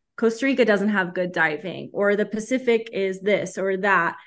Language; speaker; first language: English; early bilingual, heritage; Spanish